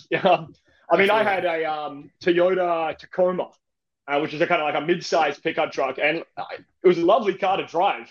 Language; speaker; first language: English; native; English